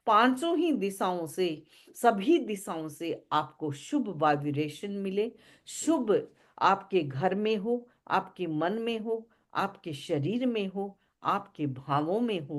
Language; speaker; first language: Hindi; native; Hindi